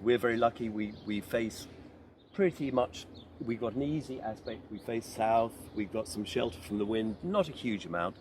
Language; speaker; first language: English; native; English